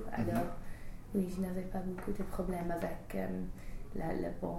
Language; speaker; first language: French; non-native, fluent; English